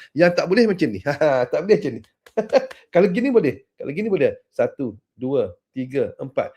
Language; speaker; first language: Malay; native; Malay